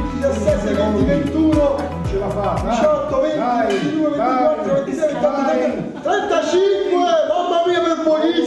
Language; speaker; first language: Italian; native; Italian